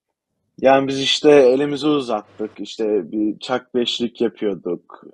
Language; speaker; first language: Turkish; early bilingual, heritage; Turkish